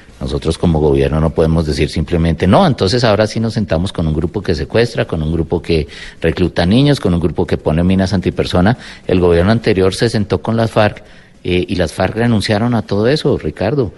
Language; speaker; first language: Spanish; native; Spanish